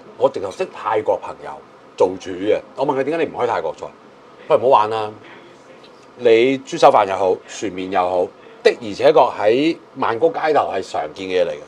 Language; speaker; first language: Cantonese; native; Cantonese